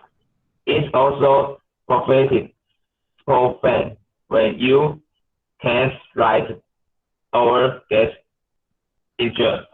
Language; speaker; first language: English; non-native, learner; Chinese